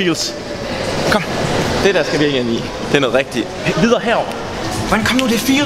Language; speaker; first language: Danish; native; Danish